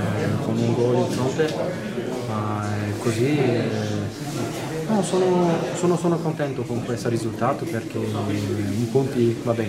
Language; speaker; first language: Italian; non-native, learner; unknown